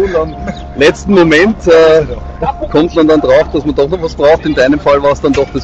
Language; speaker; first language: German; native; German